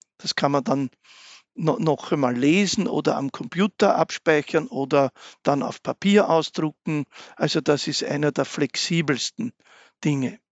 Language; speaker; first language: German; native; German